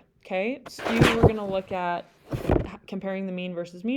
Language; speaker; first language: English; native; English